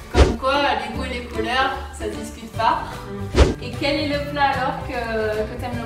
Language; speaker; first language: French; native; French